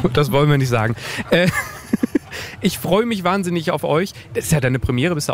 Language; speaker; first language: German; native; German